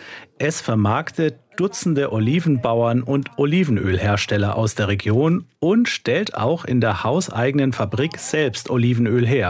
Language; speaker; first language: German; native; German